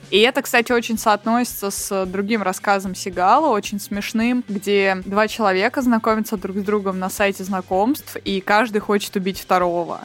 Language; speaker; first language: Russian; native; Russian